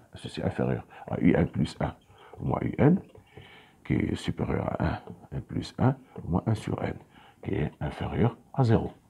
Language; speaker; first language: French; non-native, local second language; Arabic